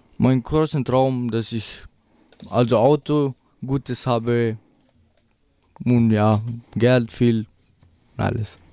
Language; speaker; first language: German; non-native, learner; Albanian